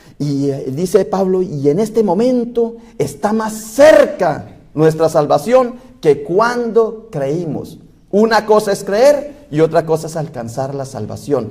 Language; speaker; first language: Spanish; native; Spanish